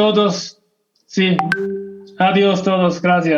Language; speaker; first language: Spanish; non-native, learner; Korean